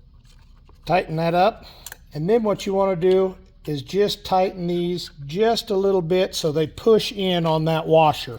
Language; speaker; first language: English; native; English